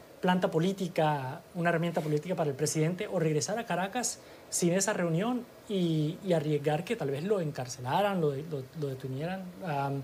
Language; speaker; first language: Spanish; early bilingual, heritage; Spanish